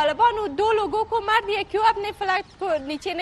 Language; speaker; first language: Hindi; non-native, fluent; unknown